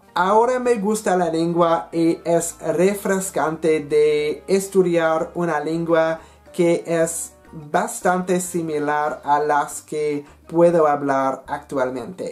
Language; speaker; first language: Spanish; non-native, learner; English